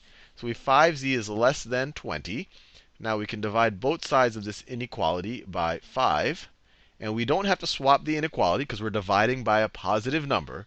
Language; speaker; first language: English; native; English